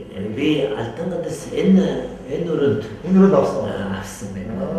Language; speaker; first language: Mongolian; non-native, fluent; French